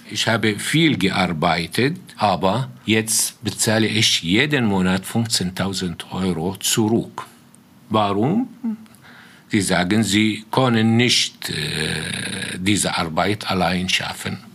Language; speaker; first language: German; non-native, fluent; Arabic